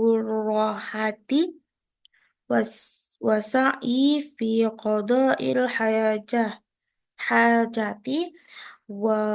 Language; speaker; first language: Arabic; non-native, learner; Indonesian